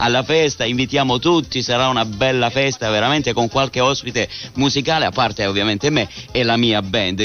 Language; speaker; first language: Italian; early bilingual, heritage; Italian